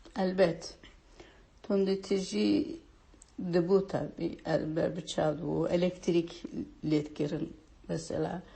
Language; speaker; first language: Kurdish; native; Kurdish